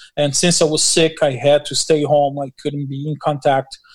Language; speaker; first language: English; non-native, fluent; Portuguese